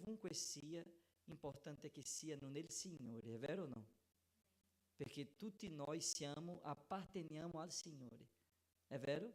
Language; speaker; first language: Italian; non-native, fluent; Portuguese